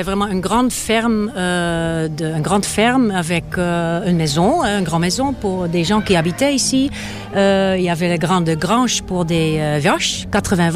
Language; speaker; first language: French; non-native, fluent; Dutch